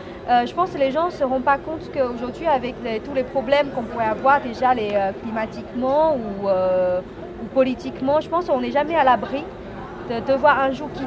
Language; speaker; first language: French; non-native, fluent; Chinese